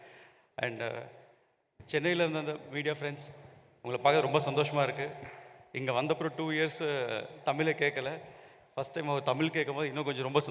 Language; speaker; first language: Tamil; non-native, fluent; Telugu